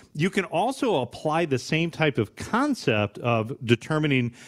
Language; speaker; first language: English; native; English